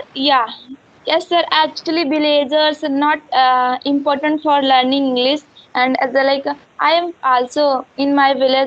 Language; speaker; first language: English; non-native, learner; Hindi